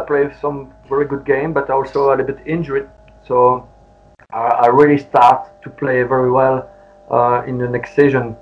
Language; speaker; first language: English; non-native, learner; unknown